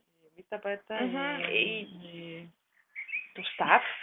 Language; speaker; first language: Greek; non-native, learner; German